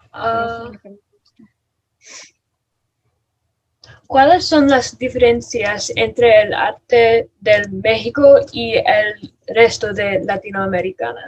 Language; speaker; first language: Spanish; non-native, learner; English